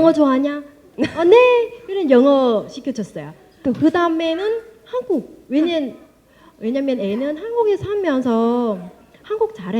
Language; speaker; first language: Korean; non-native, learner; Vietnamese